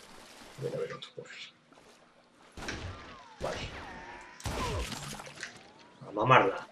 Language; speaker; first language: Spanish; native; Spanish